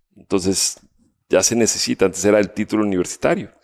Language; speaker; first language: Spanish; native; Spanish